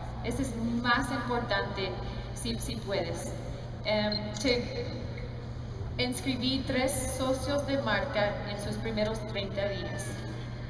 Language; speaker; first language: Spanish; non-native, learner; English